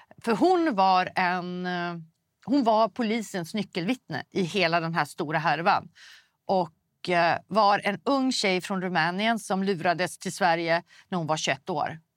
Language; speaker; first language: Swedish; native; Swedish